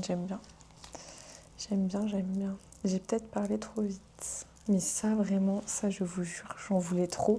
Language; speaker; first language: French; native; French